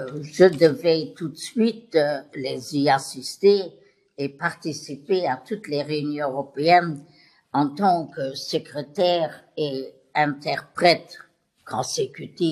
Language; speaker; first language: French; non-native, local second language; Luxembourgish